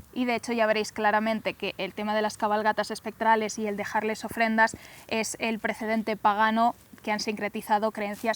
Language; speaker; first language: Spanish; native; Spanish